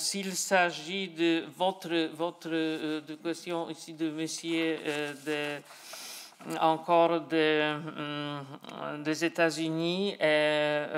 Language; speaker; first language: French; non-native, fluent; Polish